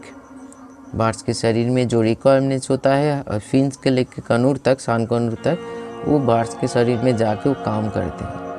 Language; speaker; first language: Hindi; non-native, local second language; Bangla